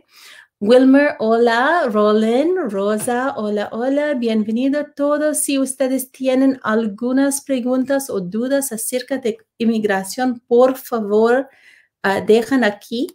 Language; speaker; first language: Spanish; non-native, learner; English